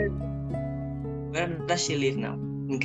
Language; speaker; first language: English; non-native, fluent; Indonesian